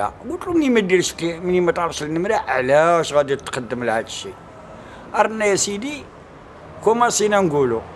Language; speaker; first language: Arabic; native; Arabic